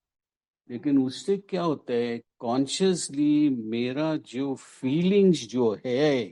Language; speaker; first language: Hindi; non-native, local second language; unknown